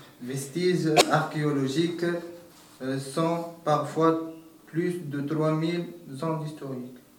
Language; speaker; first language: French; non-native, local second language; Arabic